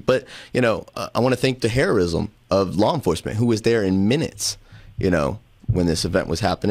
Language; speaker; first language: English; native; English